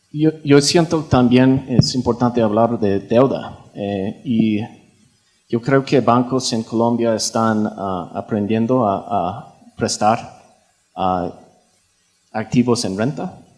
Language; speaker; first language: Spanish; non-native, fluent; English